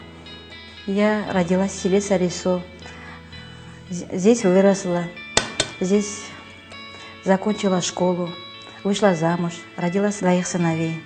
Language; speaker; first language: Russian; non-native, local second language; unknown